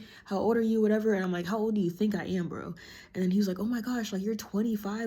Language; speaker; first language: English; native; English